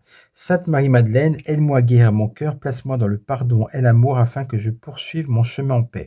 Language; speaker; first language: French; native; French